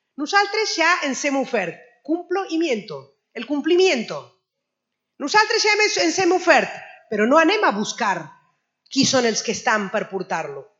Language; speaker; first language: Catalan; non-native, fluent; Spanish